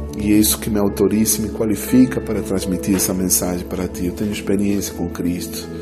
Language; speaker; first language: Portuguese; non-native, fluent; Spanish